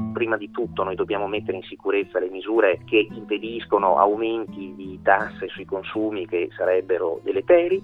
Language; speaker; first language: Italian; native; Italian